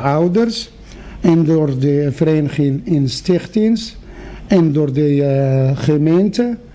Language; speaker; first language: Dutch; non-native, fluent; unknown